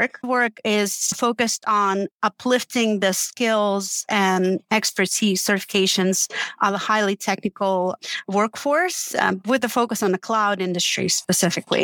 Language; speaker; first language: English; non-native, fluent; Uzbek